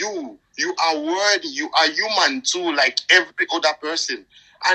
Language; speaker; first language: English; non-native, local second language; French